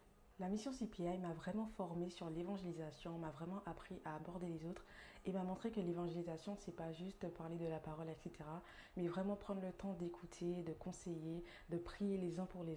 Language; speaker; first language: French; native; French